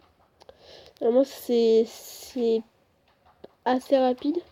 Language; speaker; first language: French; native; French